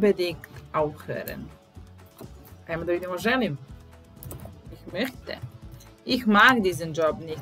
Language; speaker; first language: German; non-native, fluent; Serbian